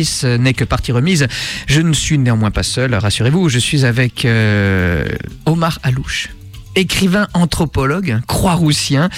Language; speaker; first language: French; native; French